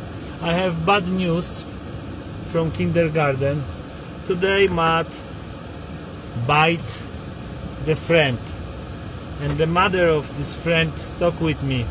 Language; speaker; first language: English; non-native, learner; Polish